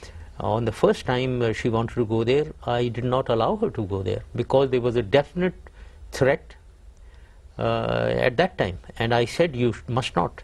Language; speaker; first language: English; non-native, local second language; Urdu